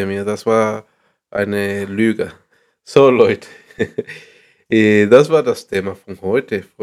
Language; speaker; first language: German; non-native, learner; Spanish